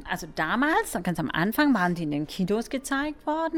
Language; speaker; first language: German; native; German